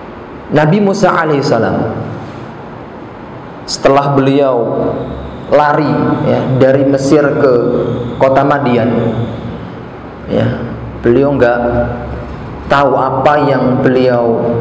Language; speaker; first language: Indonesian; native; Indonesian